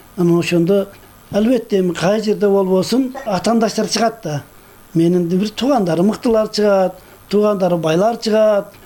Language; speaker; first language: Kyrgyz; native; Kyrgyz